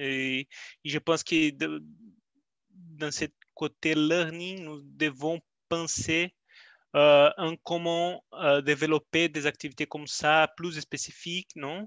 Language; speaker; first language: French; non-native, learner; Portuguese